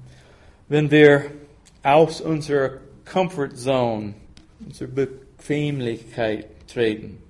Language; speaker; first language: German; non-native, fluent; English